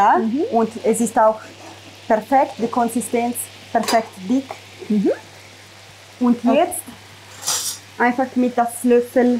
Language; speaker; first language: German; non-native, fluent; Italian